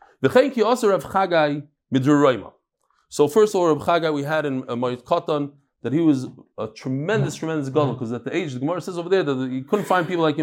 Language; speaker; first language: English; native; English